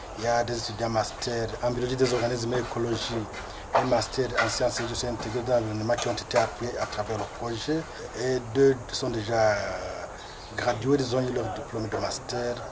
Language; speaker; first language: French; non-native, local second language; Rundi